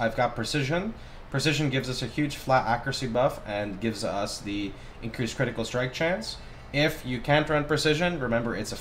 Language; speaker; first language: English; native; English